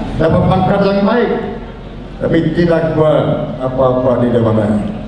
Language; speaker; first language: Malay; non-native, local second language; Punjabi